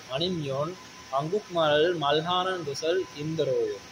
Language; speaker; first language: Korean; non-native, learner; Sinhala